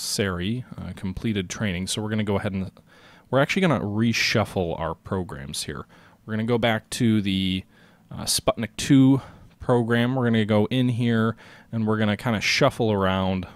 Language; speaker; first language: English; native; English